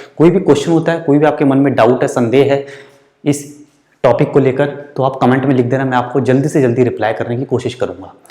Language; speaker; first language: Hindi; native; Hindi